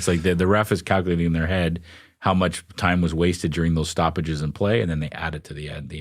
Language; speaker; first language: English; native; English